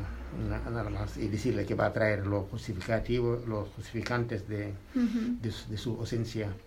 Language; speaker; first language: Spanish; non-native, fluent; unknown